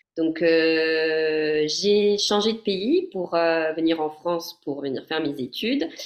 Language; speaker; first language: French; non-native, fluent; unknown